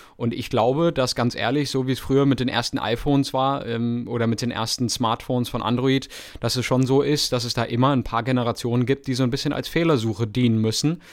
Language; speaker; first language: German; native; German